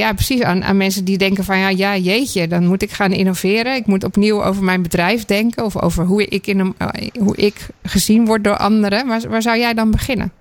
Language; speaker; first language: Dutch; native; Dutch